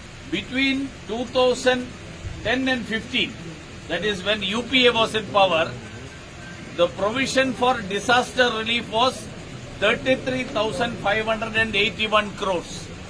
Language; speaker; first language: English; non-native, local second language; Malayalam